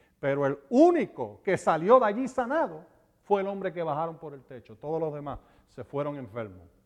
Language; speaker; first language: Spanish; native; Spanish